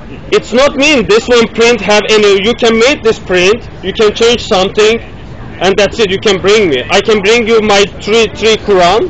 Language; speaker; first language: English; non-native, learner; Turkish